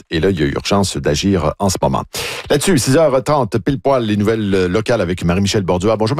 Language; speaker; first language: French; native; French